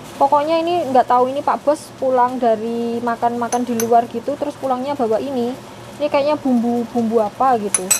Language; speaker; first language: Indonesian; non-native, local second language; Javanese